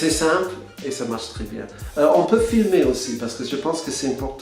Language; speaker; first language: French; non-native, fluent; English